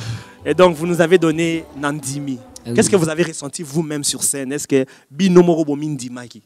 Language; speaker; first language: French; non-native, local second language; Lingala